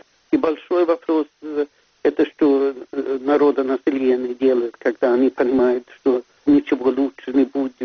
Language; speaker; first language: Russian; non-native, fluent; Swedish